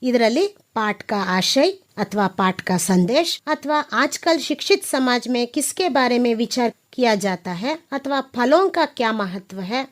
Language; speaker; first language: Hindi; non-native, local second language; Kannada